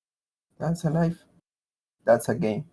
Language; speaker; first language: English; non-native, learner; Spanish